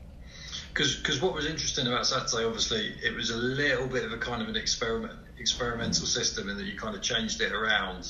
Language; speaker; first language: English; native; English